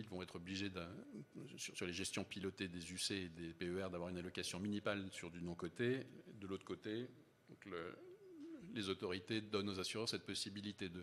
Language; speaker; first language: French; native; French